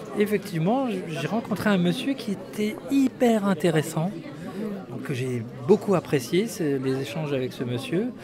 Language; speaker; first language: French; early bilingual, other home language; Arabic